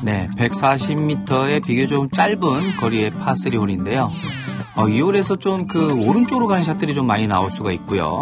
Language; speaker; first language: Korean; native; Korean